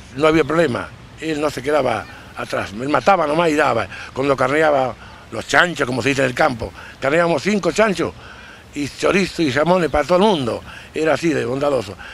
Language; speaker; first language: Spanish; native; Spanish